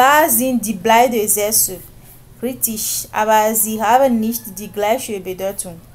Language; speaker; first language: German; non-native, fluent; French